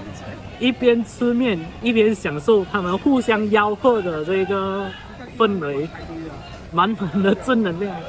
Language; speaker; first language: Chinese; native; Chinese